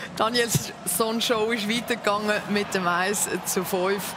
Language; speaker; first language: German; native; German